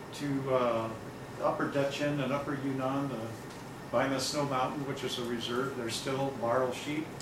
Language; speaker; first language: English; native; English